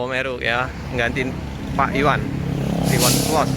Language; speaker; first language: Indonesian; native; Indonesian